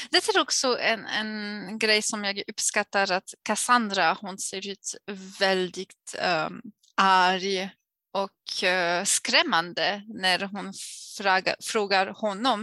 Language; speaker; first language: Swedish; non-native, fluent; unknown